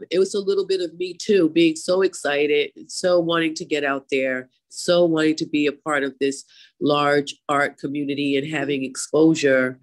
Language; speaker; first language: English; native; English